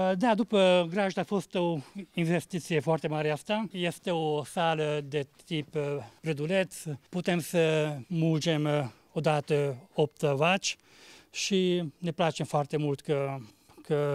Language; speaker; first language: Romanian; non-native, local second language; Hungarian